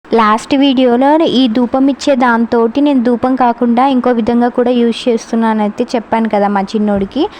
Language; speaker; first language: Telugu; native; Telugu